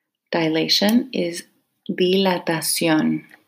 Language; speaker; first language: Spanish; non-native, fluent; English